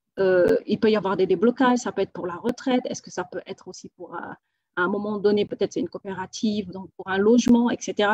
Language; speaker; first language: French; non-native, local second language; Wolof